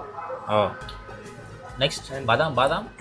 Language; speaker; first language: English; non-native, learner; Tamil